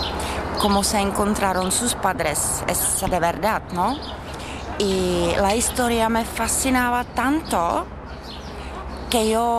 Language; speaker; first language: Spanish; non-native, fluent; Czech